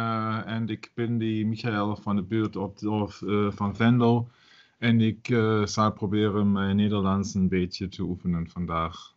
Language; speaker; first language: Dutch; non-native, learner; German